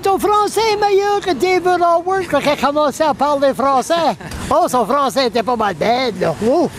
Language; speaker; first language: French; native; French